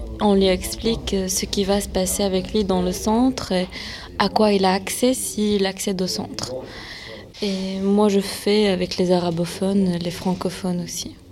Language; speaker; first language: French; early bilingual, other home language; Arabic